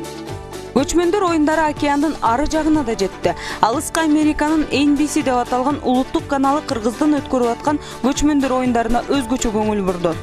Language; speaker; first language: Kyrgyz; native; Kyrgyz